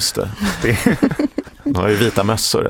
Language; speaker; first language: Swedish; native; Swedish